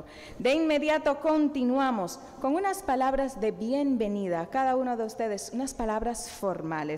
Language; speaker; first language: Spanish; native; Spanish